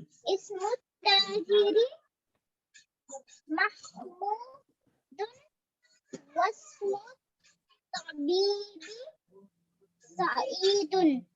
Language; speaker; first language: Arabic; non-native, learner; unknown